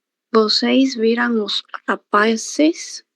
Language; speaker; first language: Portuguese; non-native, learner; Spanish